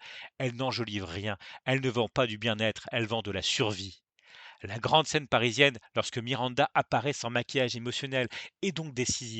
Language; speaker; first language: French; native; French